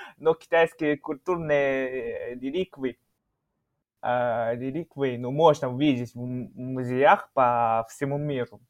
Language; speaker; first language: Russian; non-native, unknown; Chinese